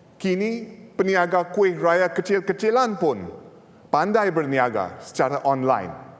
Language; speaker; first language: Malay; non-native, local second language; English